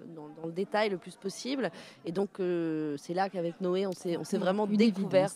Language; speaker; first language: French; native; French